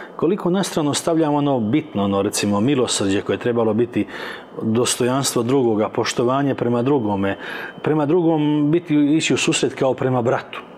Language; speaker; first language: Croatian; native; Croatian